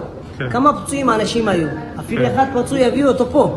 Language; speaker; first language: Hebrew; non-native, learner; Tigrinya